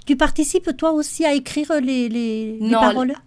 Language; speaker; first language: French; native; French